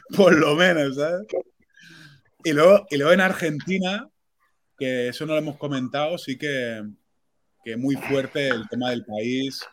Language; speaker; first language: Spanish; non-native, local second language; Catalan